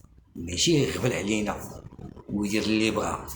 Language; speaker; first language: Arabic; native; Arabic